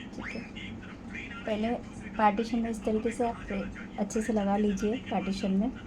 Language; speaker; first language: Hindi; non-native, local second language; Marathi